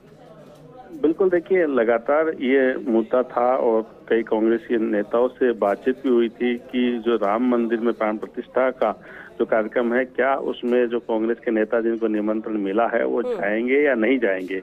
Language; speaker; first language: Hindi; native; Hindi